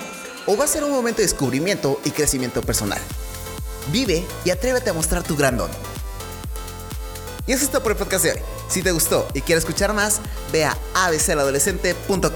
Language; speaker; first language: Spanish; native; Spanish